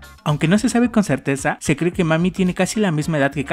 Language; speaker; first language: Spanish; native; Spanish